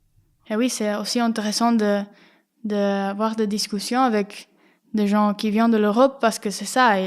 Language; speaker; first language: French; non-native, fluent; Spanish